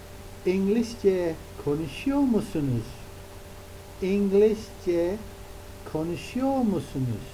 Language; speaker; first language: Turkish; non-native, learner; English